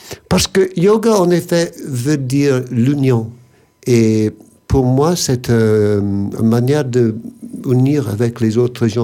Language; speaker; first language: French; non-native, fluent; English